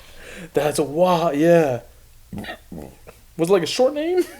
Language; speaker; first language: English; native; English